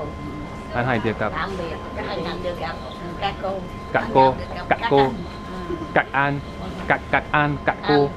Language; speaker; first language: Vietnamese; non-native, learner; English